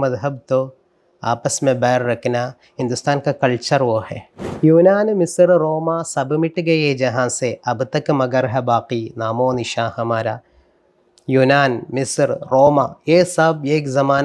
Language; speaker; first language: Hindi; non-native, local second language; Malayalam